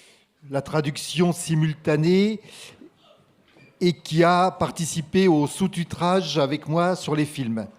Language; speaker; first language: French; native; French